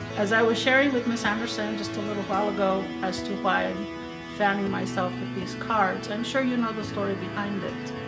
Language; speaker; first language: English; native; English